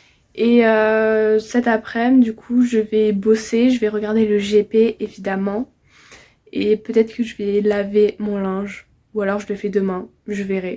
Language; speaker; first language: French; native; French